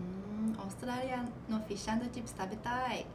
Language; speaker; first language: Japanese; non-native, fluent; English